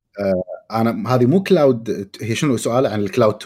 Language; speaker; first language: Arabic; native; Arabic